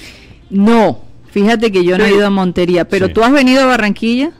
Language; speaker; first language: Spanish; native; Spanish